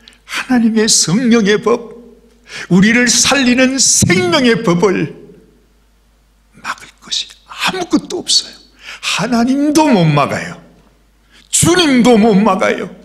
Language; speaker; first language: Korean; native; Korean